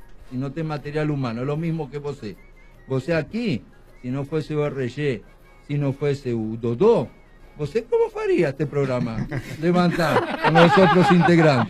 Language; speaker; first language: Portuguese; non-native, fluent; Spanish